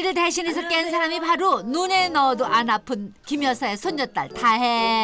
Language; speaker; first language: Korean; native; Korean